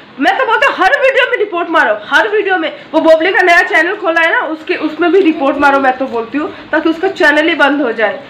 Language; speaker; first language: Hindi; non-native, local second language; Bangla